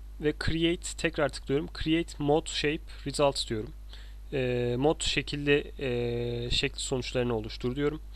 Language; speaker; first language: Turkish; native; Turkish